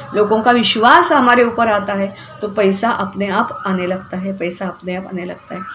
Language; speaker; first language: Hindi; non-native, local second language; Marathi